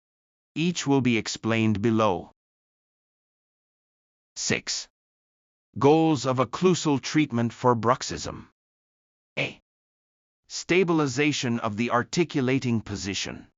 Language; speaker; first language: English; non-native, fluent; Japanese